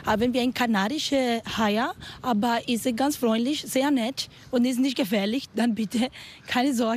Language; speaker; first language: German; non-native, learner; Spanish